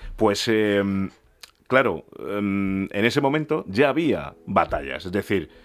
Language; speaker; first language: Spanish; early bilingual, other home language; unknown